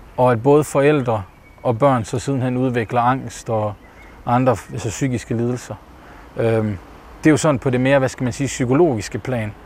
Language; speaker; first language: Danish; early bilingual, other home language; Bosnian